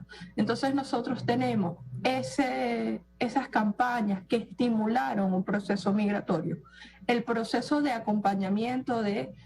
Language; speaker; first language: Spanish; native; Spanish